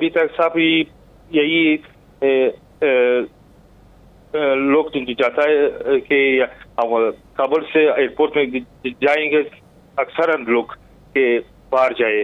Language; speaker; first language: Hindi; non-native, learner; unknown